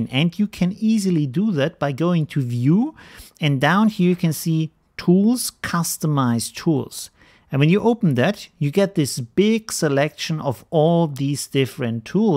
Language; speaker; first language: English; non-native, fluent; German